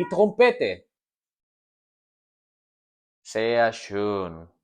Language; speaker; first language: German; non-native, learner; Spanish